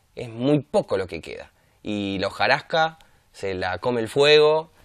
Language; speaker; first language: Spanish; native; Spanish